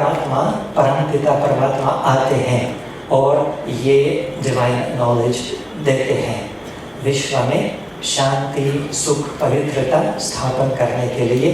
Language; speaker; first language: Hindi; non-native, fluent; Russian